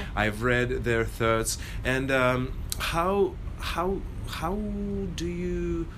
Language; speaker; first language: English; non-native, fluent; Russian